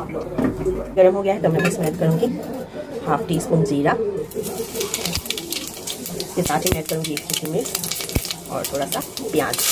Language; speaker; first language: Hindi; native; Hindi